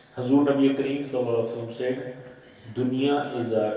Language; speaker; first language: English; non-native, learner; Punjabi